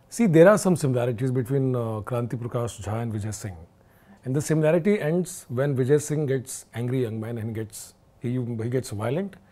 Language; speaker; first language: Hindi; native; Hindi